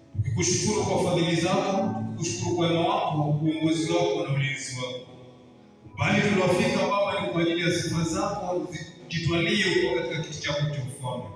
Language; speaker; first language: Swahili; non-native, local second language; Kamba